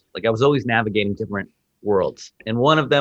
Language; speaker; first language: English; early bilingual, other home language; Spanish